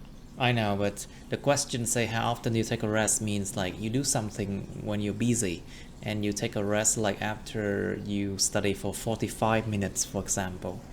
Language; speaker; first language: English; non-native, fluent; Vietnamese